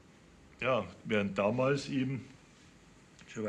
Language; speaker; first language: German; native; German